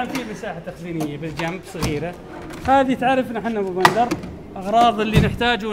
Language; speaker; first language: Arabic; native; Arabic